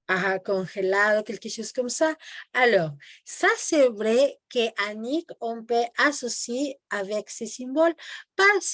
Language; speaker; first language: French; non-native, fluent; Spanish